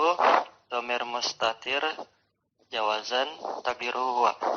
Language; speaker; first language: Arabic; non-native, learner; Indonesian